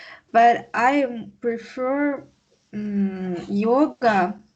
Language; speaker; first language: English; non-native, learner; Russian